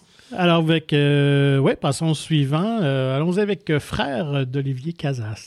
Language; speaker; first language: French; native; French